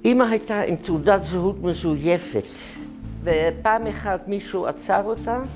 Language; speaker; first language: Hebrew; non-native, fluent; Dutch